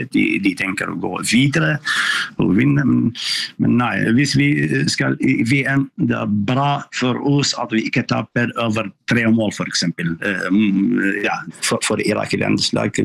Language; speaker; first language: Norwegian; non-native, learner; Arabic